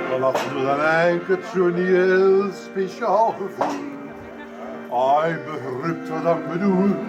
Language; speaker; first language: Dutch; native; Dutch